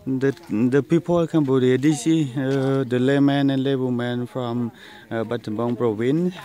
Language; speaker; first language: English; non-native, learner; Khmer